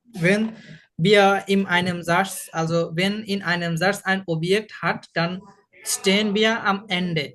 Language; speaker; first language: German; non-native, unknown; Bangla